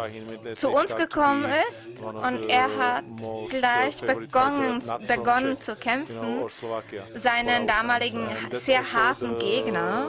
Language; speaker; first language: German; non-native, fluent; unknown